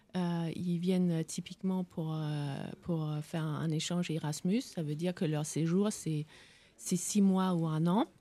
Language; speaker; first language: French; non-native, fluent; Danish